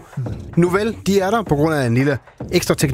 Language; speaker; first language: Danish; native; Danish